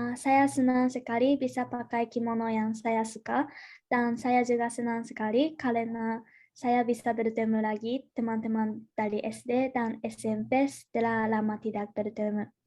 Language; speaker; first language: Indonesian; non-native, learner; Japanese